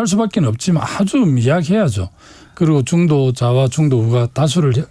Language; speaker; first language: Korean; native; Korean